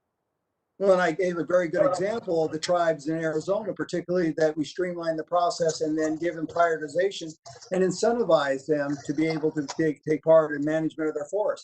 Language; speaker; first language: English; native; English